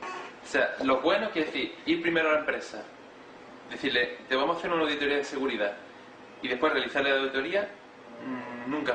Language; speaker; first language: Spanish; native; Spanish